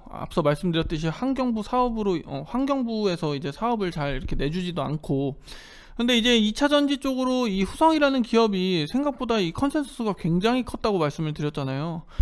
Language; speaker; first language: Korean; native; Korean